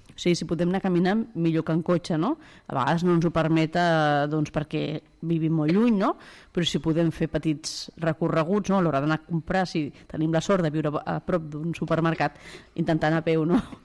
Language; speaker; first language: Catalan; native; Catalan